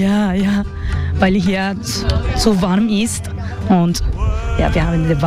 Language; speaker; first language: German; non-native, learner; Spanish